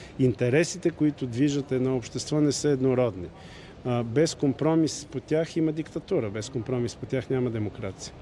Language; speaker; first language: Bulgarian; native; Bulgarian